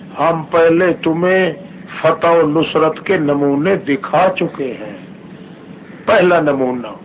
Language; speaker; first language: Urdu; non-native, local second language; Saraiki